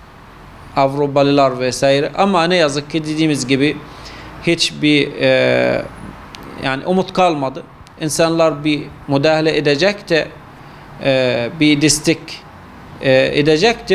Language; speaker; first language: Turkish; non-native, fluent; Arabic